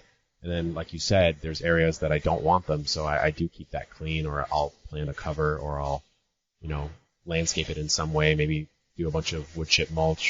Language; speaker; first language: English; native; English